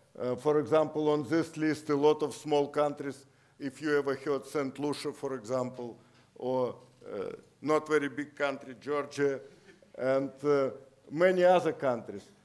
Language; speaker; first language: English; non-native, fluent; Russian